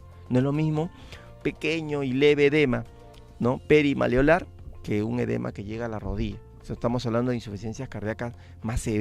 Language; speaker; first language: Spanish; native; Spanish